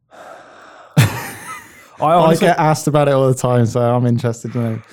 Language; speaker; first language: English; native; English